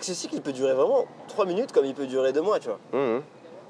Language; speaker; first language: French; native; French